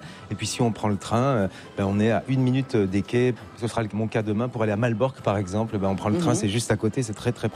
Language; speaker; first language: French; native; French